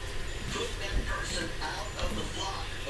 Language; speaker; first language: English; native; English